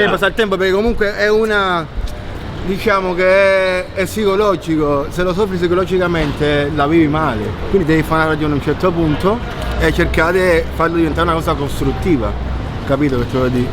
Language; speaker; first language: Italian; native; Italian